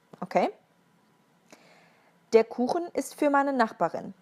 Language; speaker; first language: German; non-native, fluent; English